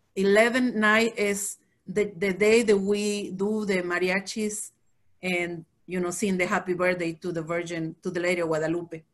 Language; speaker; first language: English; non-native, fluent; Spanish